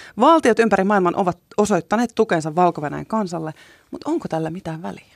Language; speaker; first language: Finnish; native; Finnish